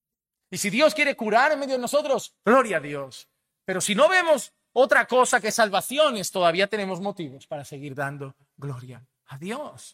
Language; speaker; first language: Spanish; native; Spanish